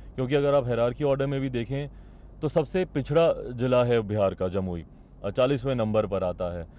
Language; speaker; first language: Hindi; native; Hindi